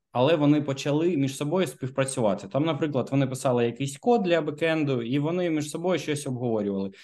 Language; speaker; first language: Ukrainian; native; Ukrainian